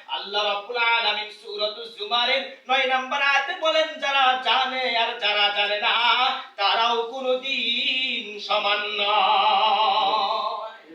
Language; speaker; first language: Bangla; native; Bangla